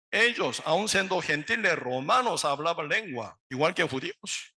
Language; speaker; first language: Spanish; non-native, learner; Korean